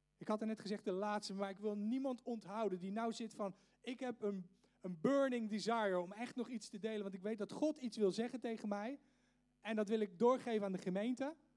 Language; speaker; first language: Dutch; native; Dutch